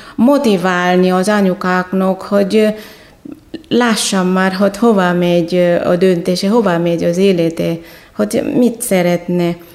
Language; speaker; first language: Hungarian; non-native, fluent; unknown